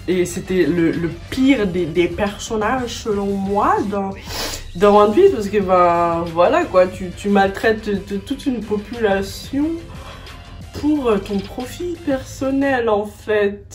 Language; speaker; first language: French; native; French